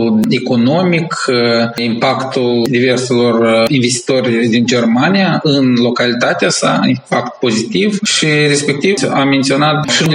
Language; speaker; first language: Romanian; native; Romanian